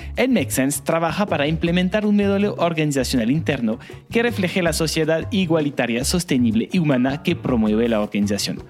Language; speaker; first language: Spanish; non-native, fluent; French